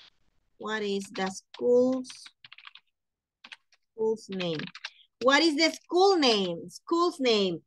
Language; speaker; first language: English; non-native, fluent; Spanish